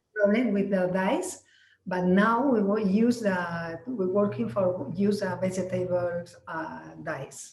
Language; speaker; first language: English; non-native, learner; Spanish